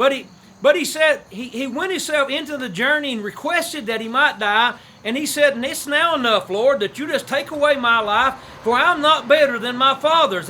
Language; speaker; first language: English; native; English